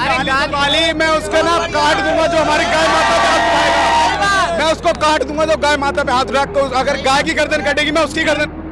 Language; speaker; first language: Hindi; native; Hindi